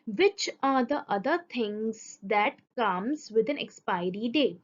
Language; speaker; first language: English; non-native, local second language; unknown